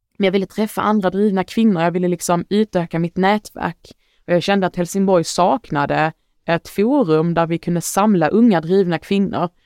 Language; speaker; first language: Swedish; early bilingual, other home language; Arabic